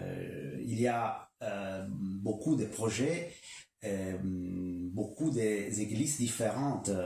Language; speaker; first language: French; non-native, local second language; Kinyarwanda